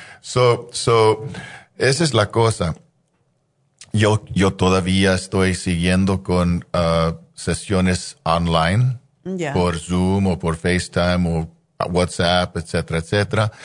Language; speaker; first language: Spanish; non-native, fluent; English